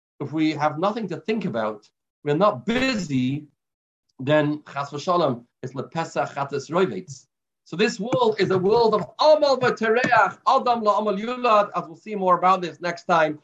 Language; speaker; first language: English; native; English